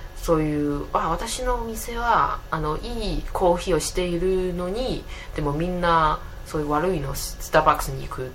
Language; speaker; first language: Japanese; non-native, fluent; Chinese